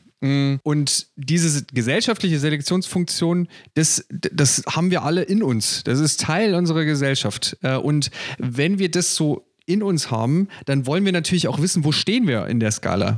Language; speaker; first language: German; native; German